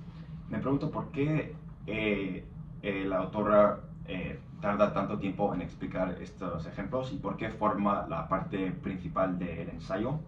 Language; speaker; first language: Spanish; non-native, fluent; English